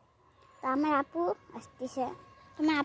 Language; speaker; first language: Bangla; native; Bangla